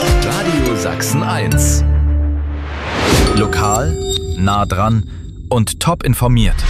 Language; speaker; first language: German; native; German